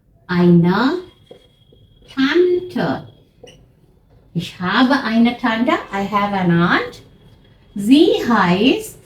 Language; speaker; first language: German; non-native, fluent; Hindi